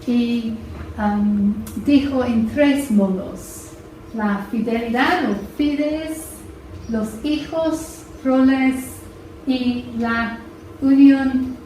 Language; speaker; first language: Spanish; non-native, fluent; English